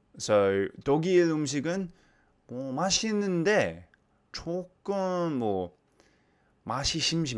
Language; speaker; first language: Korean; non-native, learner; English